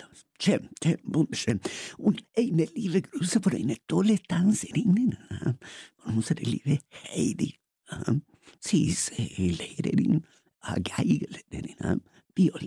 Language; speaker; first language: German; non-native, learner; Spanish